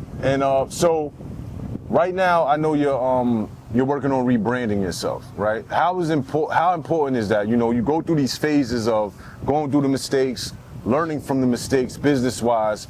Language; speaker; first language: English; native; English